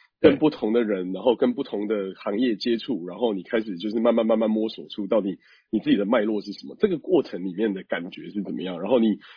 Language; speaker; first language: Chinese; native; Chinese